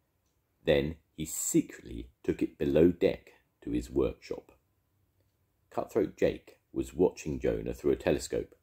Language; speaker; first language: English; native; English